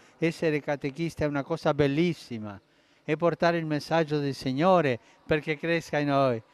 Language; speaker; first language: Italian; early bilingual, heritage; Spanish